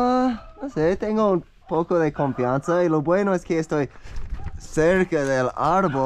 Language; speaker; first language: Spanish; non-native, learner; English